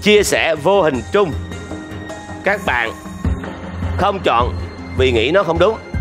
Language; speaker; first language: Vietnamese; native; Vietnamese